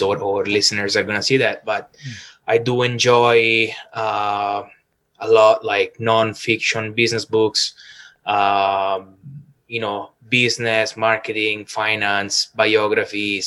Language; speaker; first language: English; non-native, fluent; Italian